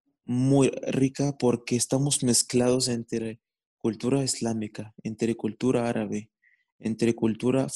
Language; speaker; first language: Spanish; non-native, fluent; Arabic